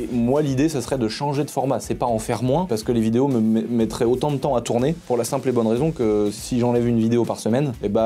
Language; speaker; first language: French; native; French